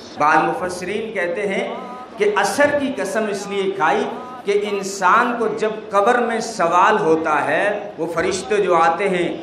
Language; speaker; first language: Urdu; non-native, local second language; Gujarati